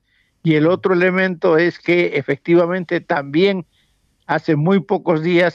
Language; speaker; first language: Spanish; native; Spanish